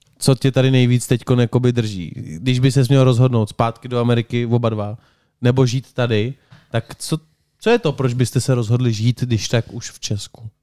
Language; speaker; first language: Czech; native; Czech